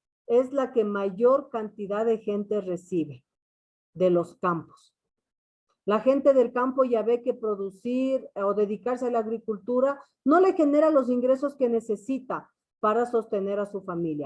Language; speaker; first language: Spanish; native; Spanish